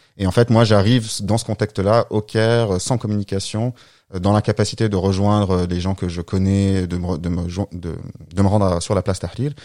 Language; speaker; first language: French; non-native, fluent; Arabic